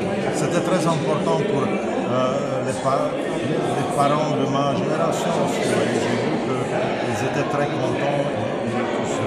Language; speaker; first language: French; non-native, fluent; Czech